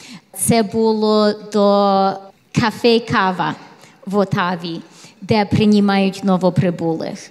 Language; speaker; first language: Ukrainian; early bilingual, heritage; English